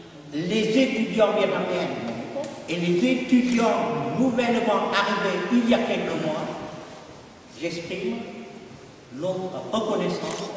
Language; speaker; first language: French; non-native, fluent; Vietnamese